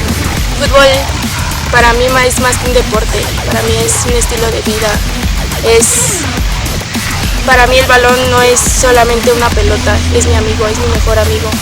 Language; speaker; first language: Spanish; native; Spanish